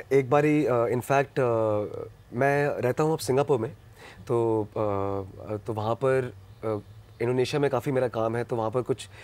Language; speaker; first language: Hindi; non-native, local second language; Punjabi